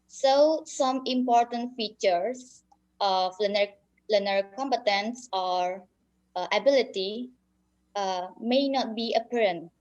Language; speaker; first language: English; non-native, learner; Indonesian